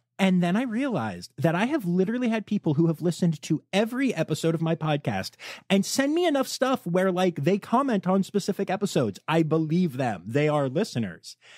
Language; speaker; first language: English; native; English